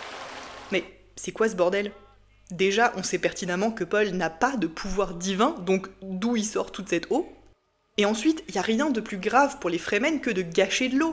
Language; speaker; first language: French; native; French